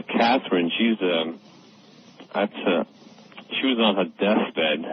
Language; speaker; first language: English; native; English